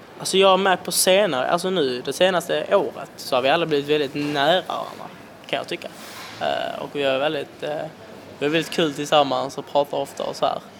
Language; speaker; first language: Swedish; native; Swedish